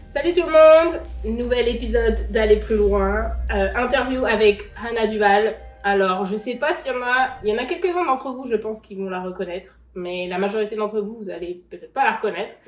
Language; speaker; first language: French; native; French